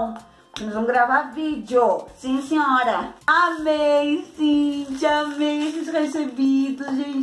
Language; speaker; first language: Portuguese; native; Portuguese